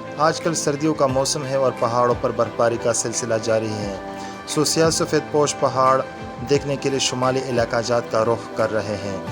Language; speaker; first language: Urdu; non-native, local second language; Khowar